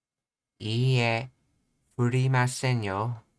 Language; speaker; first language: Japanese; non-native, learner; English